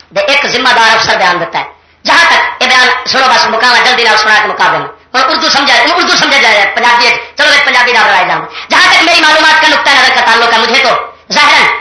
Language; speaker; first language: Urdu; non-native, local second language; Punjabi